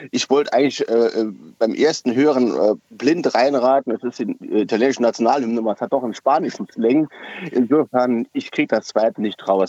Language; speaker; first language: German; native; German